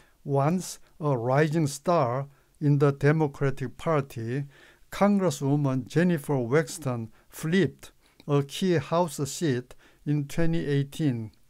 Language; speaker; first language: English; non-native, fluent; Korean